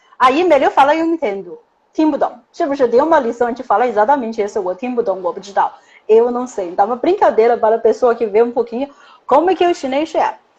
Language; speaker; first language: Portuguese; non-native, learner; Chinese